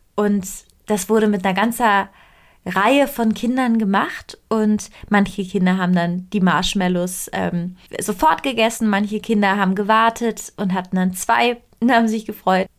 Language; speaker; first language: German; non-native, fluent; Italian